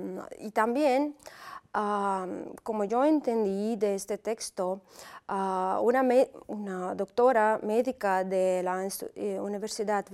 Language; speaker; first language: Spanish; non-native, fluent; Uzbek